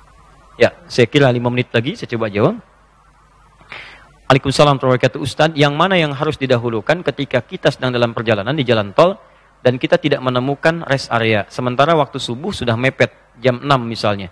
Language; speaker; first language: Indonesian; native; Indonesian